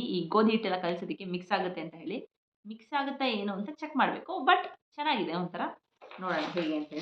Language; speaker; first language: Kannada; native; Kannada